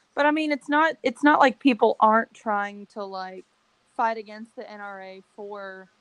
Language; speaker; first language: English; native; English